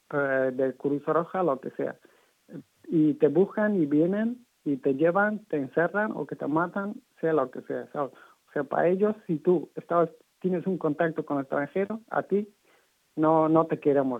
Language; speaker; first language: Spanish; non-native, learner; Persian